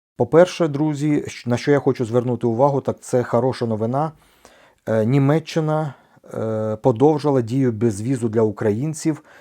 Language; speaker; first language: Ukrainian; native; Ukrainian